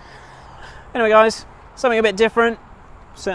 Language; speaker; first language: English; native; English